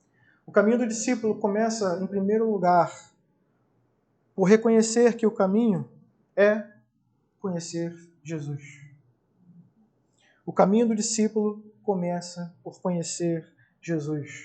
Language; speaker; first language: Portuguese; native; Portuguese